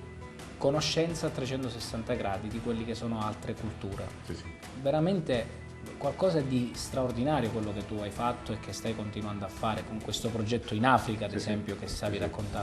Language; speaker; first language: Italian; native; Italian